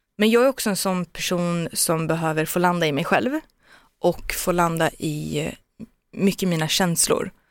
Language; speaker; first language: Swedish; early bilingual, other home language; Turoyo